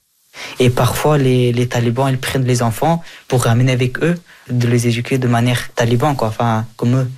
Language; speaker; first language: French; early bilingual, other home language; Persian